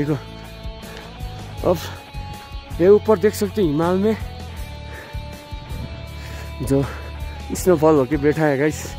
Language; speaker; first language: Hindi; non-native, local second language; Nepali